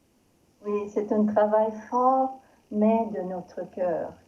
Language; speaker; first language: French; non-native, learner; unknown